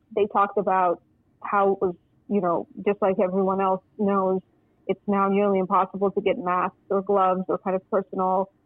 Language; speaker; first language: English; non-native, fluent; Russian